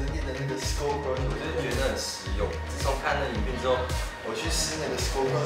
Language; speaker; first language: Chinese; native; Chinese